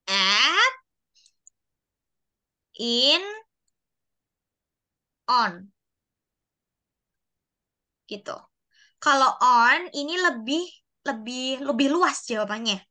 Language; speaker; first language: Indonesian; native; Indonesian